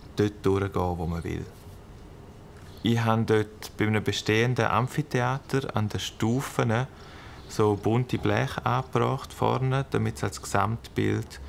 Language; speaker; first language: German; native; German